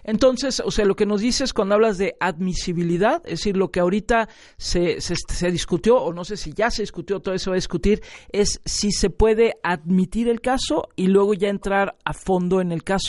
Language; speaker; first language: Spanish; native; Spanish